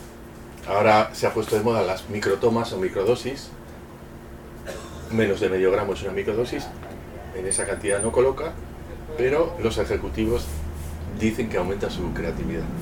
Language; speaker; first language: Spanish; native; Spanish